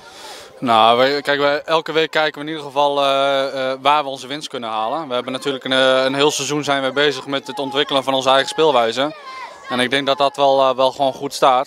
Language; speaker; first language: Dutch; native; Dutch